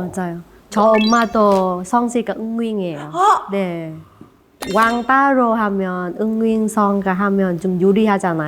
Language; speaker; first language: Korean; non-native, learner; Vietnamese